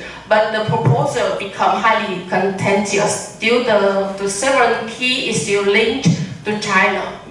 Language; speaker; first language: English; non-native, learner; Vietnamese